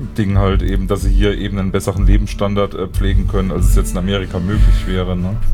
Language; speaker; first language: German; native; German